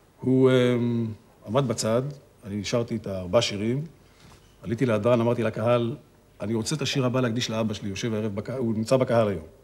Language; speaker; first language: Hebrew; native; Hebrew